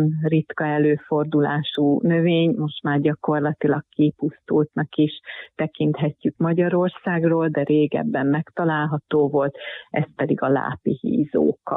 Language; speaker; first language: Hungarian; native; Hungarian